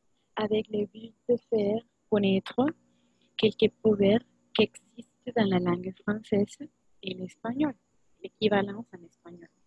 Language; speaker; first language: French; non-native, learner; Spanish